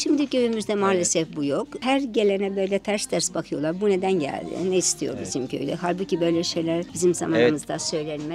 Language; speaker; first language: Turkish; non-native, local second language; Greek